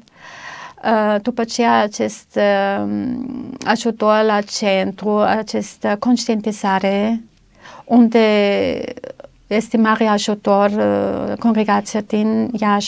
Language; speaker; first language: Romanian; non-native, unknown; German